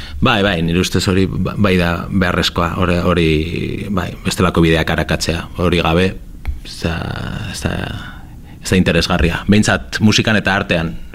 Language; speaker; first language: Basque; non-native, local second language; Spanish